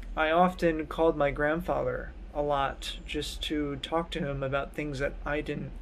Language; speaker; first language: English; native; English